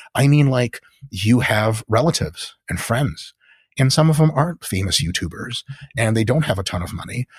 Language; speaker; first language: English; early bilingual, other home language; Russian